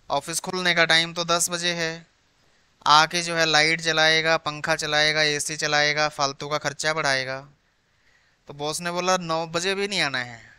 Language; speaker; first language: Hindi; non-native, local second language; Punjabi